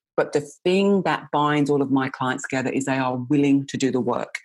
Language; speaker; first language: English; native; English